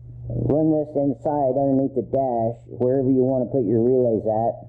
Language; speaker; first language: English; native; English